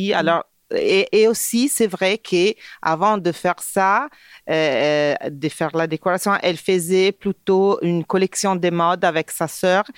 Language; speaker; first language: French; non-native, fluent; Italian